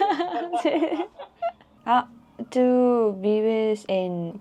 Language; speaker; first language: Spanish; non-native, learner; Korean